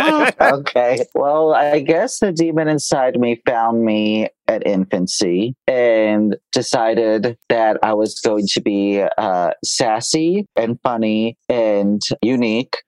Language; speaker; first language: English; native; English